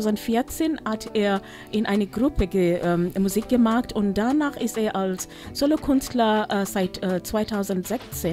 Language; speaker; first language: German; non-native, local second language; Swahili